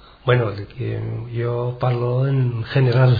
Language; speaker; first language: Catalan; non-native, learner; Arabic